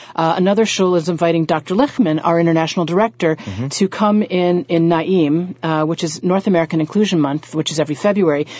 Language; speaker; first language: English; native; English